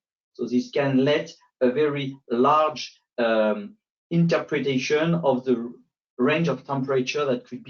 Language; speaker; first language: English; non-native, fluent; French